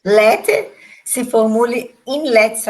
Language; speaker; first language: French; non-native, learner; Portuguese